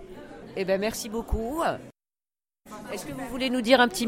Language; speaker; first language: French; native; French